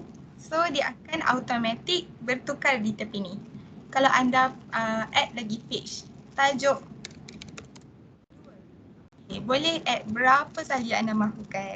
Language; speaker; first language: Malay; native; Malay